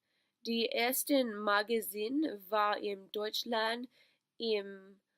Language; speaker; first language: German; non-native, learner; English